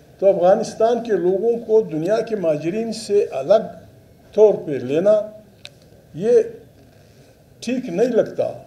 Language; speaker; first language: Urdu; non-native, local second language; Pashto